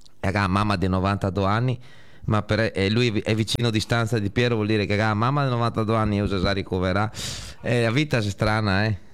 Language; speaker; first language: Italian; native; Italian